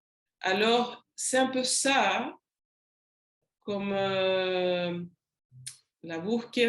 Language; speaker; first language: French; non-native, learner; Spanish